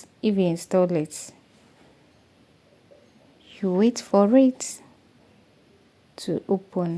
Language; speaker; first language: English; non-native, local second language; Igbo